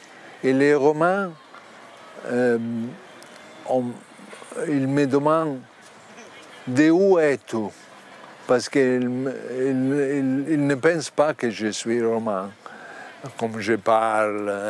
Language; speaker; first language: French; non-native, learner; Italian